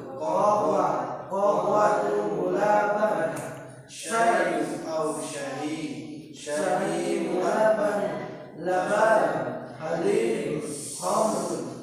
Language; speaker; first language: Arabic; non-native, fluent; Indonesian